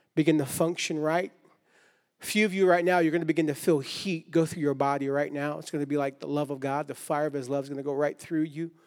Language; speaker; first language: English; native; English